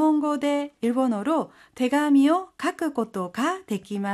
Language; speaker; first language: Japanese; non-native, fluent; Korean